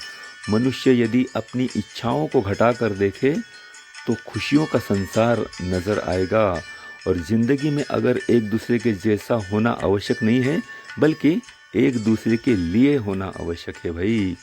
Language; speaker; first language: Hindi; non-native, local second language; Marathi